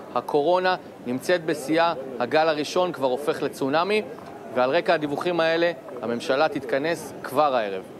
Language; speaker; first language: Hebrew; native; Hebrew